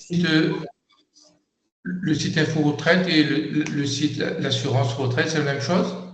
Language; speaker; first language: French; native; French